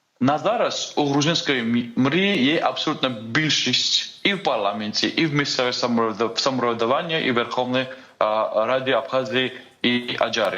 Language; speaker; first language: Ukrainian; non-native, fluent; Georgian